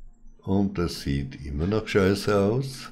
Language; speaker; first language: German; non-native, fluent; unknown